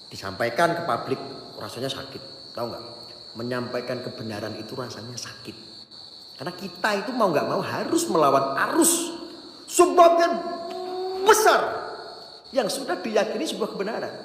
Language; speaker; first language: Indonesian; non-native, local second language; Javanese